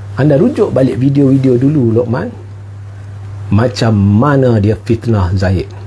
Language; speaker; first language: Malay; non-native, local second language; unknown